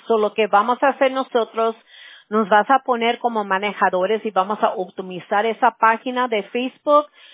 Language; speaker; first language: Spanish; early bilingual, heritage; Spanish